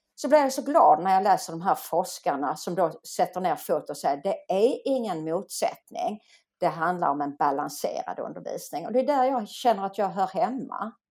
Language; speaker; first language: Swedish; native; Swedish